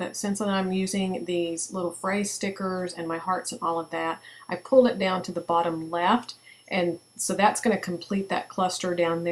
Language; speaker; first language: English; native; English